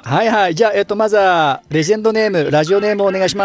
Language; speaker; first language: Japanese; native; Japanese